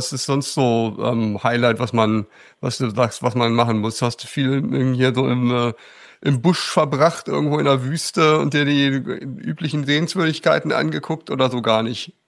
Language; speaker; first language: German; native; German